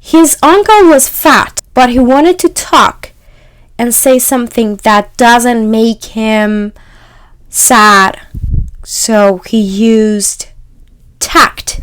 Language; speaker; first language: English; non-native, fluent; Persian